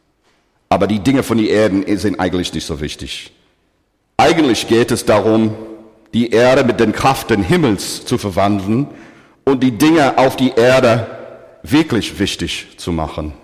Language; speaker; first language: German; non-native, fluent; English